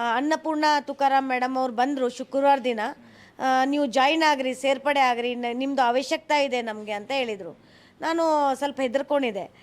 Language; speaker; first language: Kannada; non-native, local second language; Hindi